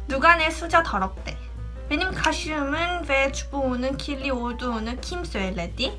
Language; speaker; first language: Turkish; non-native, fluent; Korean